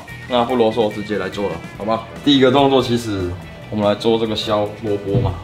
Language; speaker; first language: Chinese; native; Chinese